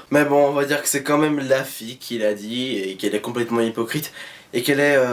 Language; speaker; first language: French; native; French